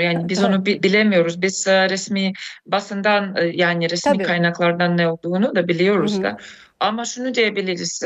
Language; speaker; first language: Turkish; non-native, fluent; Russian